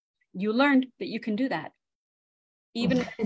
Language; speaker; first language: English; native; English